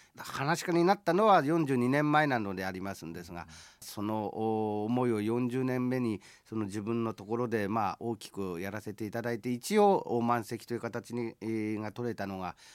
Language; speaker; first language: Japanese; native; Japanese